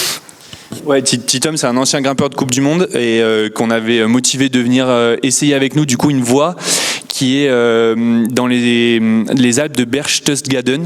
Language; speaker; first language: French; native; French